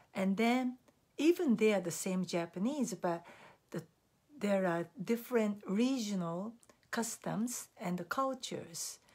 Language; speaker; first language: English; non-native, fluent; Japanese